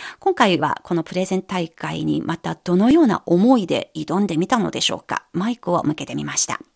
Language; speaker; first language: Japanese; non-native, fluent; Chinese